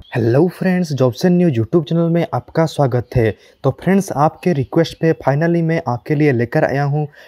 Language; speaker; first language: Hindi; non-native, local second language; Odia